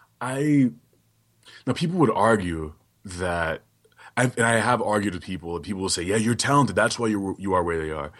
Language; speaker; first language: English; early bilingual, other home language; Haitian Creole